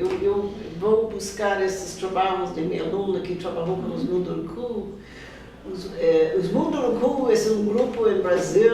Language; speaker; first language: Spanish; non-native, fluent; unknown